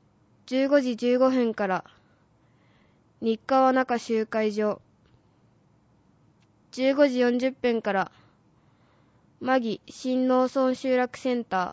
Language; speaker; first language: Japanese; native; Japanese